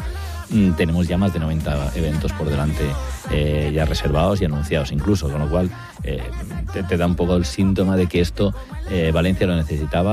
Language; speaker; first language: Spanish; native; Spanish